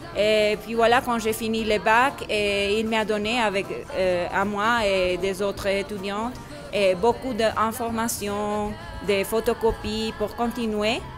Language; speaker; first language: French; non-native, fluent; Spanish